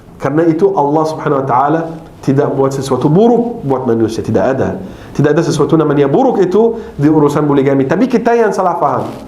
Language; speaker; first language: Malay; non-native, fluent; Arabic